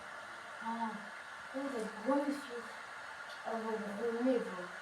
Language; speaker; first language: French; native; French